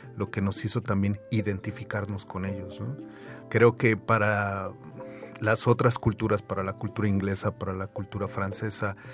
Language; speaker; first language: Spanish; native; Spanish